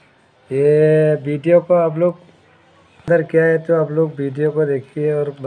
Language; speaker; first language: Hindi; non-native, local second language; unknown